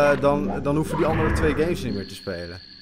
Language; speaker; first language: Dutch; native; Dutch